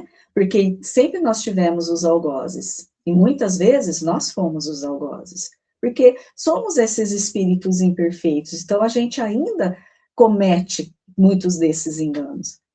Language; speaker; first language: Portuguese; native; Portuguese